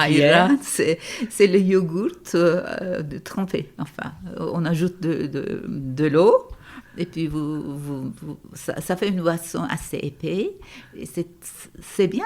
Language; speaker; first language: French; non-native, fluent; Turkish